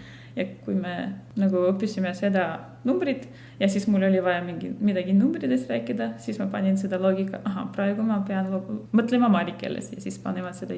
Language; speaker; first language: Estonian; non-native, fluent; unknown